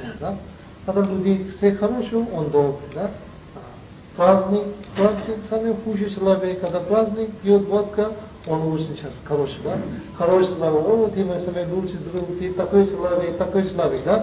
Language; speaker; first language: Russian; non-native, learner; Tibetan